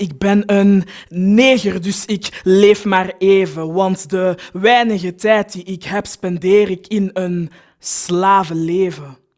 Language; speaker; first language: Dutch; early bilingual, other home language; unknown